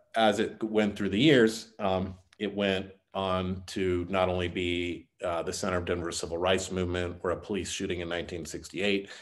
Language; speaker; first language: English; native; English